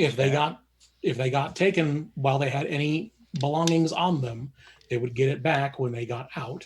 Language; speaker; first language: English; native; English